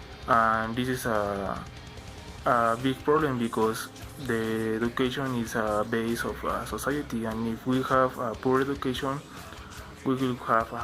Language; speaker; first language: English; non-native, learner; Spanish